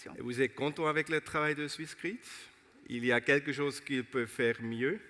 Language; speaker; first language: French; non-native, local second language; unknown